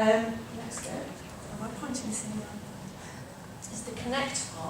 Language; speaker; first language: English; native; English